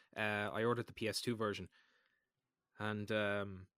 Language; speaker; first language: English; native; English